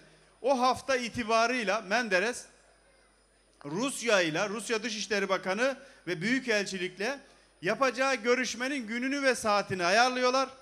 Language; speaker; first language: Turkish; native; Turkish